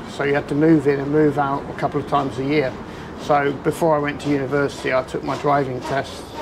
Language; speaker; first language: English; native; English